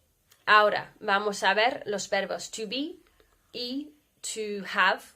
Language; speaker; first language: Spanish; non-native, fluent; English